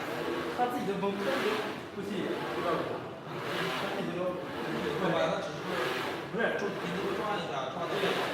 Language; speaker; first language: Chinese; native; Chinese